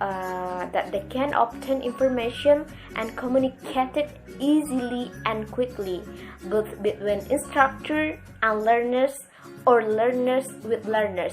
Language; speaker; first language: English; non-native, learner; Indonesian